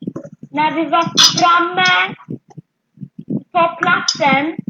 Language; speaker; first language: Swedish; early bilingual, other home language; French